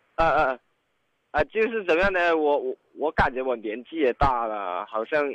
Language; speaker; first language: Chinese; non-native, local second language; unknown